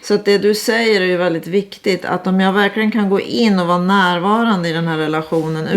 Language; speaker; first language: Swedish; native; Swedish